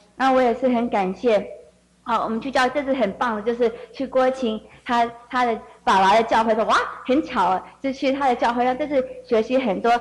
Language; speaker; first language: Chinese; early bilingual, heritage; Chinese